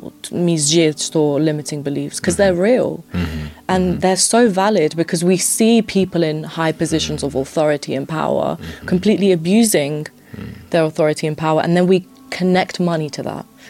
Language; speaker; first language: English; early bilingual, other home language; Albanian